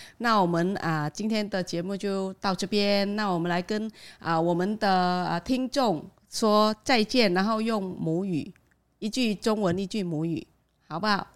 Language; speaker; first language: Chinese; non-native, fluent; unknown